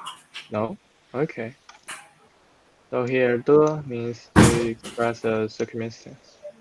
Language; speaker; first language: English; non-native, fluent; Chinese